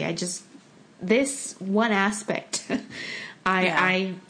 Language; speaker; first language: English; early bilingual, other home language; Korean